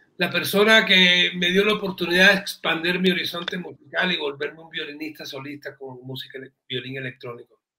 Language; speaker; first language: Spanish; native; Spanish